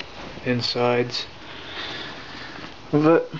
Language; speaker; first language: English; native; English